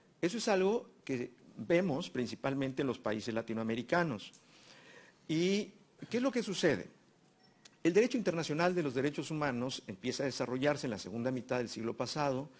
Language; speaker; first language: Spanish; native; Spanish